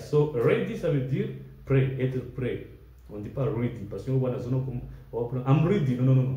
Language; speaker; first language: French; non-native, local second language; Swahili